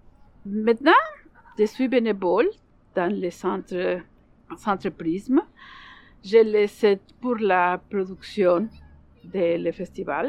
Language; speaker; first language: French; non-native, learner; Spanish